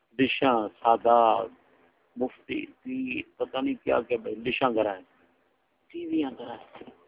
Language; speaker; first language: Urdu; non-native, local second language; Punjabi